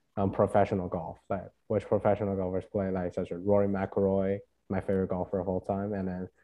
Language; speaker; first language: English; non-native, fluent; Chinese